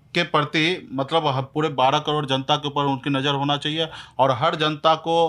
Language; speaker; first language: Hindi; native; Hindi